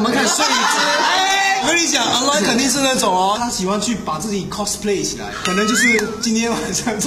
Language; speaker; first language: Chinese; native; Chinese